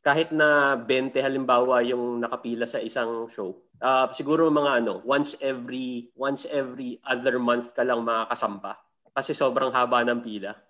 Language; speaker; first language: Filipino; native; Filipino